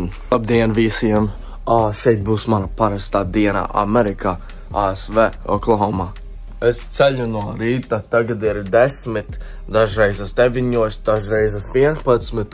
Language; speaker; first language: Latvian; early bilingual, heritage; English